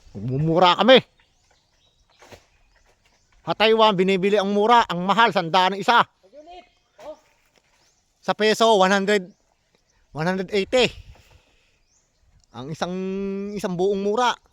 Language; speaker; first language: Filipino; non-native, local second language; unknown